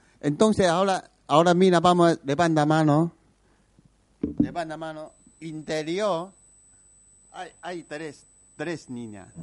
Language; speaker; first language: Spanish; non-native, learner; Chinese